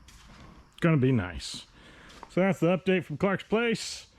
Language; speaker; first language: English; native; English